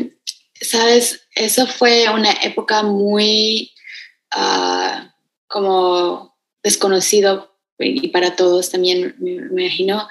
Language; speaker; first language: Spanish; early bilingual, heritage; Spanish